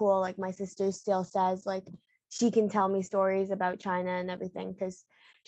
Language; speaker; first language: English; native; English